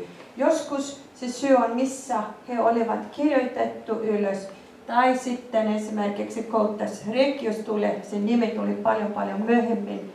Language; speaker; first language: Finnish; non-native, fluent; Icelandic